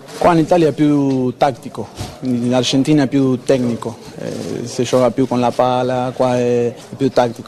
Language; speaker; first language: Italian; non-native, learner; Spanish